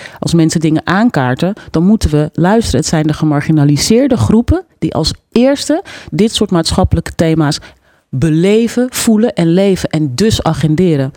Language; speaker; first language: Dutch; native; Dutch